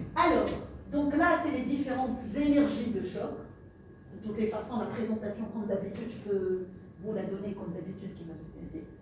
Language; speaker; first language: French; non-native, local second language; Arabic